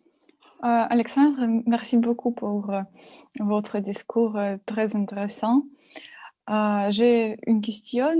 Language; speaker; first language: French; non-native, learner; Russian